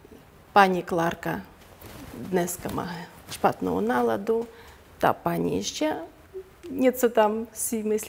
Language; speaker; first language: Czech; non-native, learner; Ukrainian